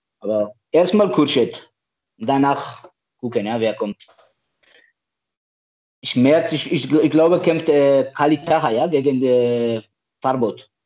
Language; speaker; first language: German; non-native, learner; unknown